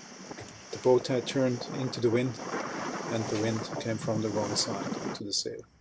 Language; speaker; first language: English; non-native, fluent; German